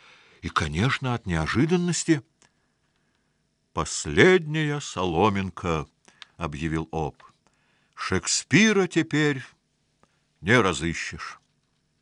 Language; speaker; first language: Russian; native; Russian